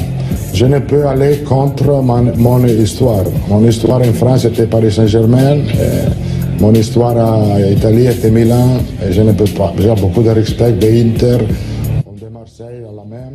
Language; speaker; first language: French; non-native, learner; Italian